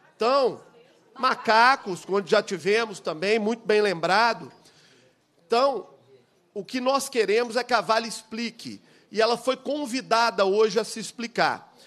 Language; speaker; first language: Portuguese; native; Portuguese